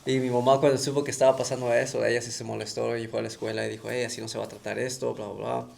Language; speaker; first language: Spanish; early bilingual, other home language; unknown